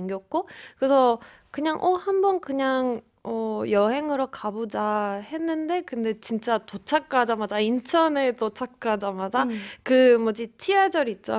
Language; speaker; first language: Korean; non-native, fluent; Spanish